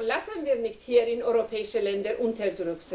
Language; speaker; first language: German; non-native, learner; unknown